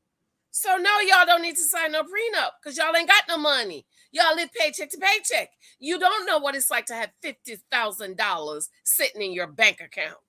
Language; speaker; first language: English; native; English